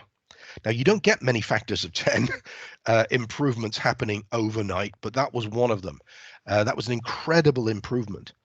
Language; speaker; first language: English; native; English